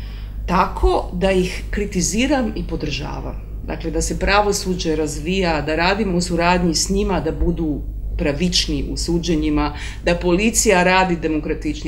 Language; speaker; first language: Croatian; native; Croatian